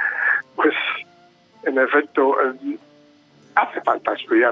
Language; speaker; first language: Spanish; native; Spanish